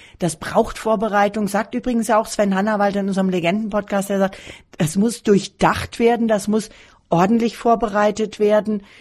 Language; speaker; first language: German; native; German